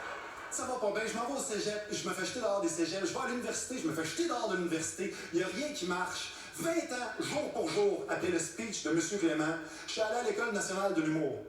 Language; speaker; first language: French; native; French